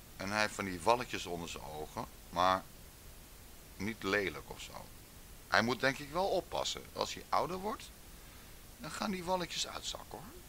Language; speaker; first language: Dutch; native; Dutch